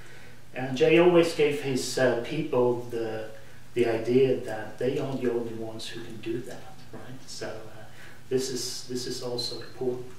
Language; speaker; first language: English; non-native, fluent; German